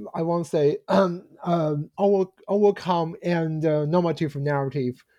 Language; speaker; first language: English; non-native, fluent; Chinese